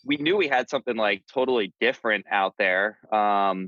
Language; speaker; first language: English; native; English